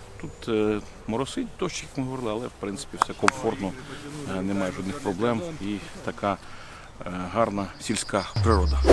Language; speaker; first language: Ukrainian; native; Ukrainian